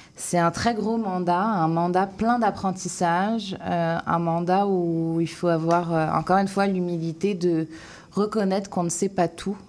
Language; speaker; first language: French; native; French